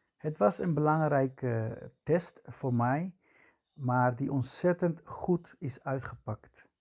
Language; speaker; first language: Dutch; non-native, fluent; Spanish